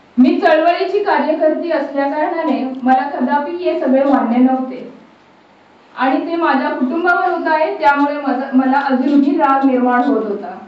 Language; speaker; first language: Marathi; non-native, local second language; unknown